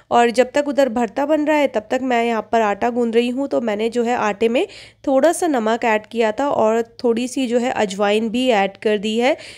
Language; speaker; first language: Hindi; native; Hindi